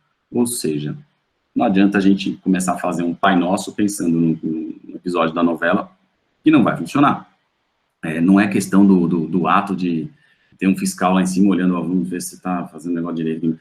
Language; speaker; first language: Portuguese; native; Portuguese